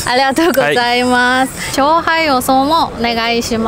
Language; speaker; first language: Japanese; non-native, learner; Chinese